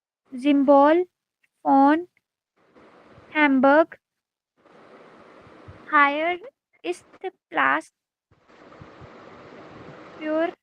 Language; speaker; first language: German; non-native, learner; Hindi